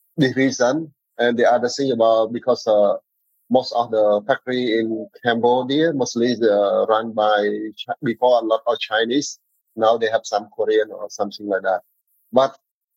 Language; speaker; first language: English; non-native, learner; Khmer